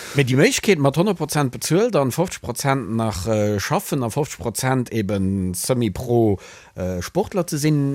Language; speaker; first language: Luxembourgish; native; Luxembourgish